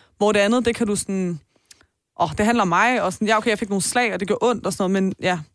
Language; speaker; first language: Danish; early bilingual, other home language; Persian